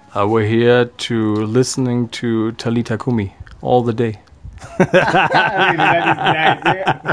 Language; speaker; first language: English; non-native, fluent; German